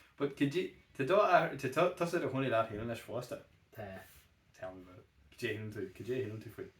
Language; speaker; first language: Irish; native; Irish